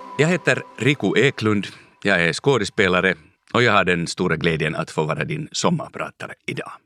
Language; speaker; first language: Swedish; native; Swedish